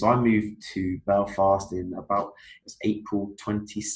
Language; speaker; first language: English; native; English